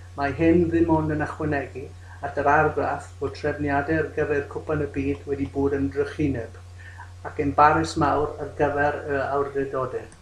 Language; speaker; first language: Welsh; non-native, local second language; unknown